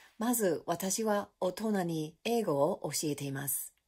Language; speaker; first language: Japanese; non-native, learner; English